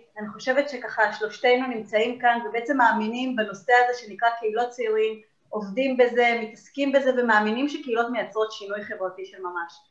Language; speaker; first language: Hebrew; early bilingual, other home language; Spanish